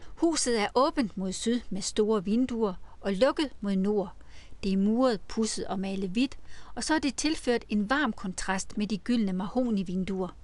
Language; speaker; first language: Danish; native; Danish